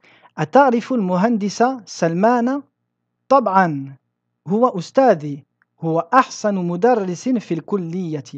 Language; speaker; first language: Arabic; non-native, fluent; French